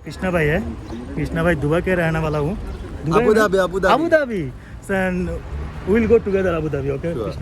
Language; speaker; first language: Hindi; non-native, local second language; Bangla